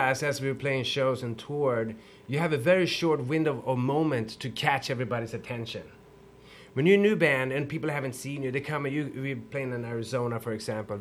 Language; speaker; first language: English; non-native, fluent; Swedish